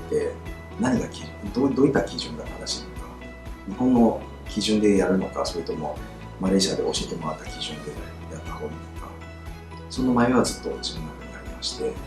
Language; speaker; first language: Japanese; non-native, fluent; Chinese